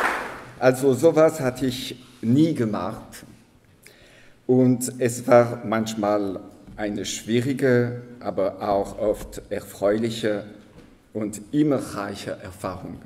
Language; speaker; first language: German; non-native, local second language; French